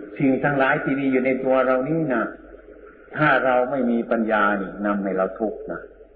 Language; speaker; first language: Thai; non-native, local second language; Northeastern Thai